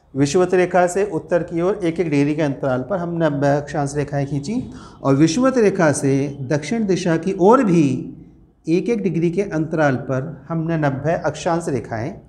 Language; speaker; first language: Hindi; native; Hindi